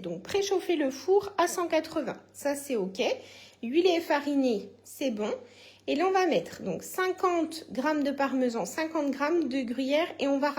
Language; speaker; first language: French; native; French